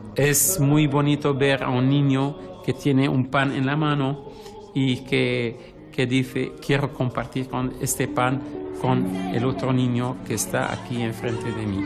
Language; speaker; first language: Spanish; non-native, fluent; Arabic